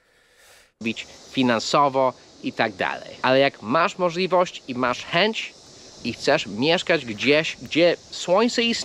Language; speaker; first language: Polish; non-native, fluent; English